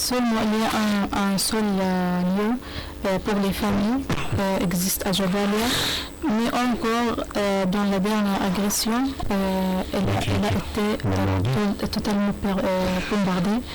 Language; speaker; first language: French; non-native, learner; Arabic